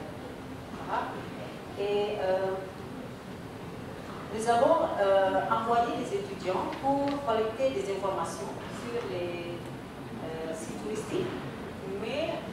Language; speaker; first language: French; non-native, fluent; Indonesian